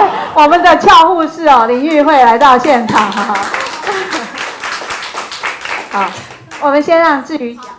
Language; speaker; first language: Chinese; native; Chinese